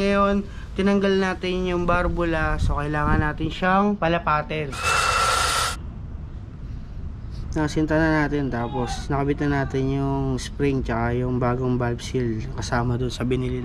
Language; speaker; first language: Filipino; native; Filipino